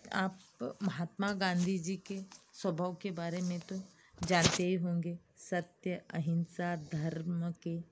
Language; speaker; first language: Hindi; non-native, local second language; Kannada